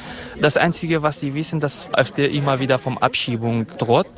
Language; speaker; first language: German; non-native, fluent; Kurdish